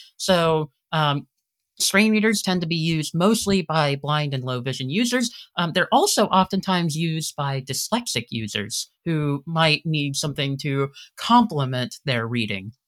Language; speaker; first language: English; native; English